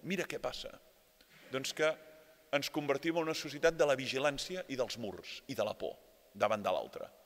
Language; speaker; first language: Catalan; native; Catalan